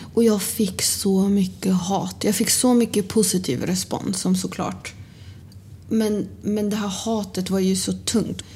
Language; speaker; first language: Swedish; early bilingual, other home language; Arabic